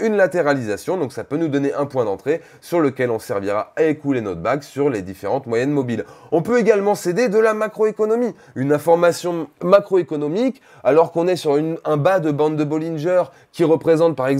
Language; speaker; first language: French; native; French